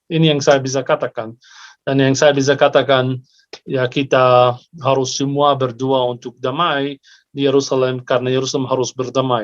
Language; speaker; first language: Indonesian; non-native, fluent; Arabic